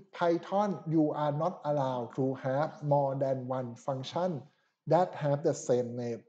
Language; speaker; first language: English; non-native, fluent; Thai